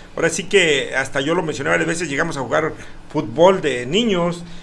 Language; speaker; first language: Spanish; native; Spanish